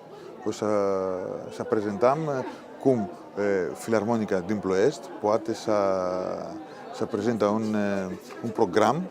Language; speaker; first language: Romanian; non-native, fluent; Greek